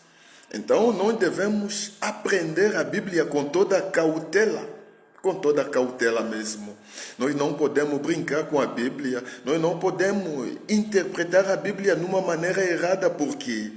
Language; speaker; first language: Portuguese; non-native, fluent; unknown